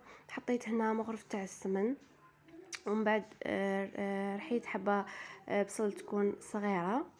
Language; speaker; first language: Arabic; native; Arabic